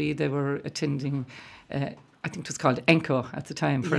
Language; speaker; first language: English; native; English